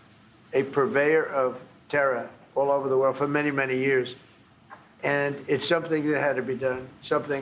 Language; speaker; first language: English; native; English